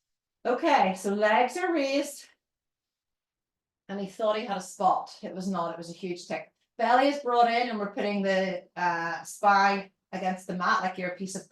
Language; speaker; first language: English; native; English